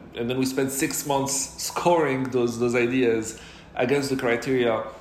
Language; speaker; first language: English; non-native, fluent; Arabic